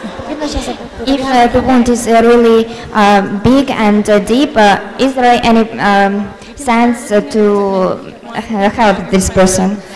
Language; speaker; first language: English; non-native, fluent; Ukrainian